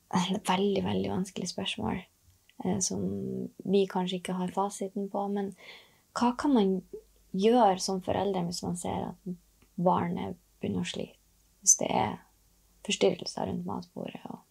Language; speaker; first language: Norwegian; native; Norwegian